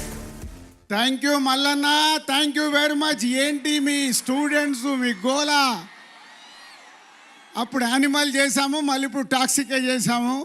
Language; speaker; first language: Telugu; native; Telugu